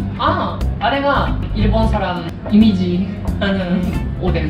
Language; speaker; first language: Korean; non-native, learner; Japanese